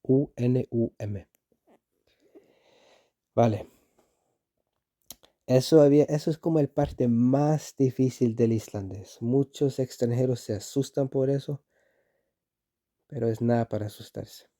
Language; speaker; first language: Spanish; non-native, fluent; Icelandic